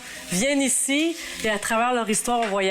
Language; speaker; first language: French; native; French